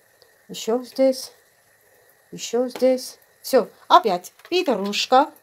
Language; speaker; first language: Russian; non-native, fluent; Armenian